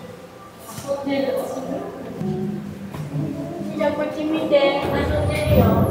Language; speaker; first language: Japanese; native; Japanese